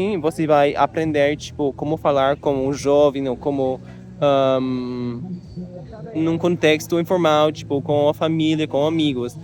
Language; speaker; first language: Portuguese; non-native, learner; English